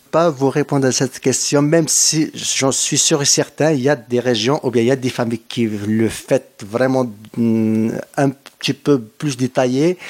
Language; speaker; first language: French; non-native, local second language; Kabyle